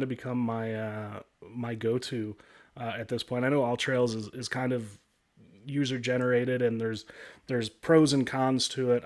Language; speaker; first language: English; native; English